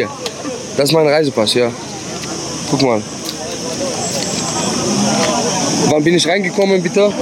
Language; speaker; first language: German; non-native, learner; Arabic